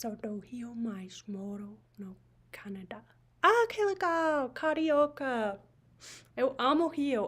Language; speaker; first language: Portuguese; non-native, learner; English